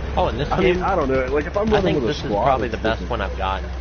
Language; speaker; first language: English; native; English